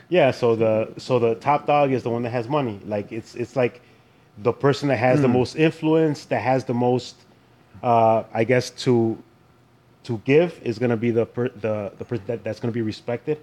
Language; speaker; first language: English; early bilingual, other home language; Spanish